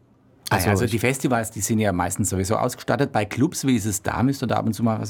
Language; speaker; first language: German; native; German